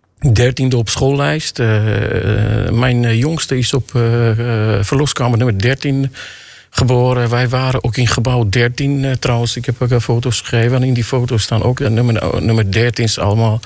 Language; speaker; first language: Dutch; non-native, fluent; Armenian